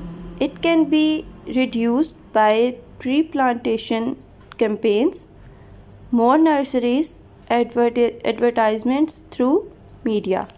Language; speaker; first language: English; non-native, local second language; Urdu